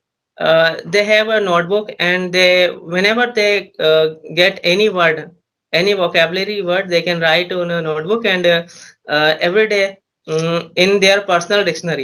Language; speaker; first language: English; non-native, learner; Hindi